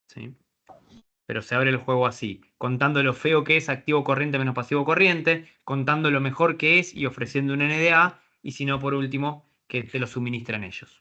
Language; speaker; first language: Spanish; native; Spanish